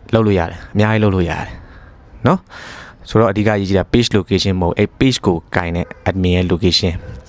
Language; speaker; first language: Burmese; non-native, local second language; Shan